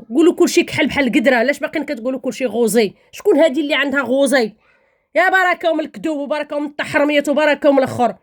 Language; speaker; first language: Arabic; native; Arabic